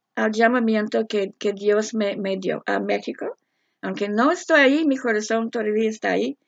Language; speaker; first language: Spanish; non-native, fluent; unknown